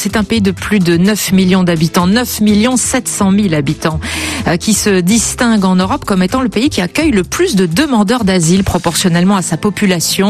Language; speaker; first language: French; native; French